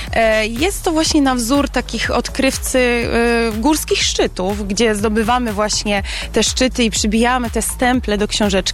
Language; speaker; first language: Polish; native; Polish